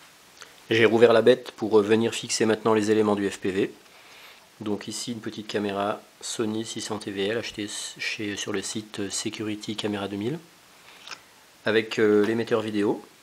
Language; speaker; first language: French; native; French